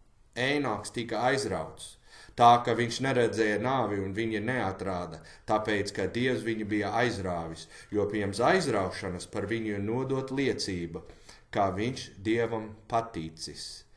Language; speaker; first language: Latvian; non-native, learner; English